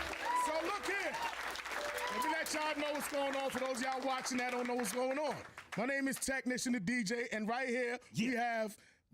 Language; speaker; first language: English; native; English